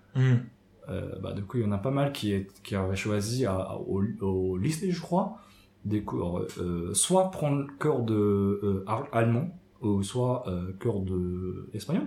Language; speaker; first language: French; non-native, fluent; Japanese